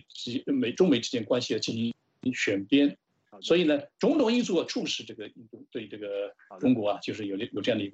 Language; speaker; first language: Chinese; native; Chinese